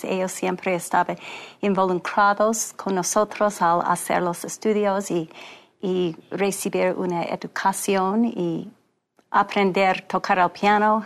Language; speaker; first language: Spanish; non-native, fluent; English